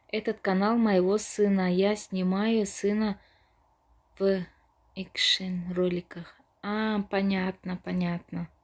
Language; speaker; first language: Russian; non-native, local second language; Tajik